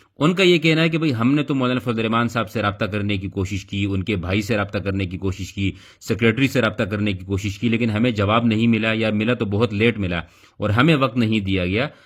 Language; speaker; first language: Urdu; non-native, local second language; Pashto